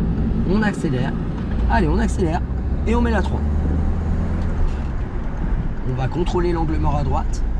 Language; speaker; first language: French; native; French